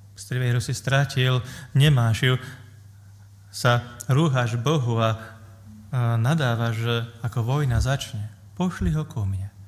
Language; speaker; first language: Slovak; native; Slovak